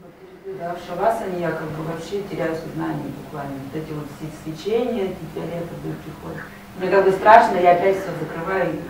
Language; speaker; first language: Russian; native; Russian